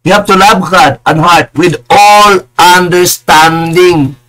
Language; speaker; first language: English; non-native, local second language; Filipino